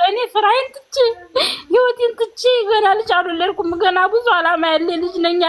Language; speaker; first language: Amharic; native; Amharic